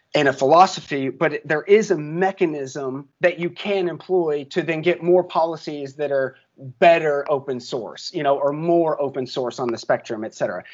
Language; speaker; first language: English; native; English